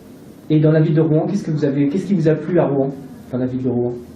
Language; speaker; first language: French; native; French